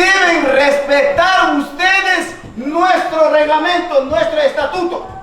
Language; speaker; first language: Spanish; non-native, local second language; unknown